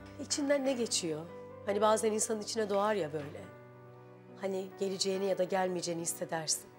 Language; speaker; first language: Turkish; native; Turkish